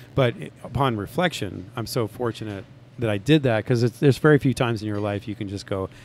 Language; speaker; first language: English; native; English